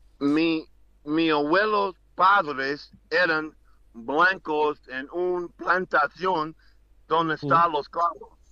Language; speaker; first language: Spanish; non-native, learner; English